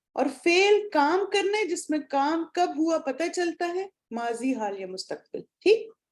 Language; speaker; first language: Urdu; native; Urdu